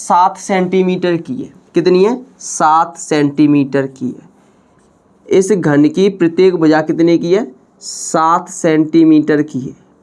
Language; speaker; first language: Hindi; native; Hindi